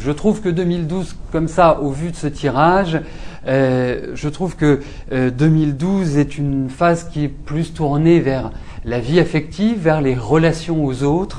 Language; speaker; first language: French; native; French